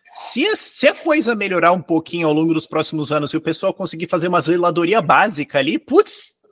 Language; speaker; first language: Portuguese; native; Portuguese